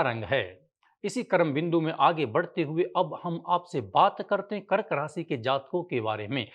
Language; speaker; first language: Hindi; native; Hindi